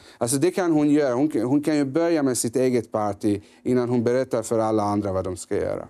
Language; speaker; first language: Swedish; early bilingual, other home language; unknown